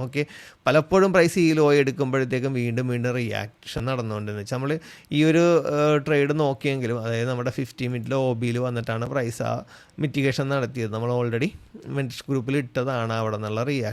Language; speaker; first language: Malayalam; native; Malayalam